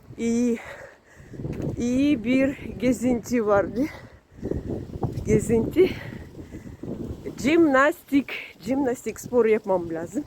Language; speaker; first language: Turkish; non-native, learner; Russian